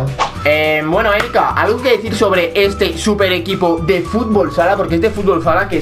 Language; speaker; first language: Spanish; native; Spanish